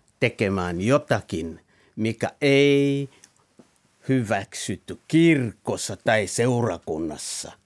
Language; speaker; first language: Finnish; non-native, fluent; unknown